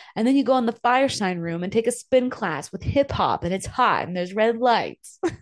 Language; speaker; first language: English; native; English